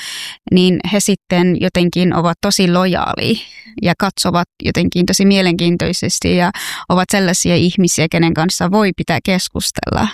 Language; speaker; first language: Finnish; non-native, fluent; Persian